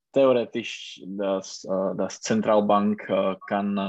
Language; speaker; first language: German; non-native, fluent; Czech